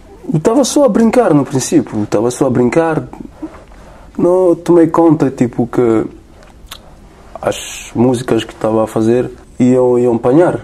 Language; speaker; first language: Portuguese; non-native, learner; French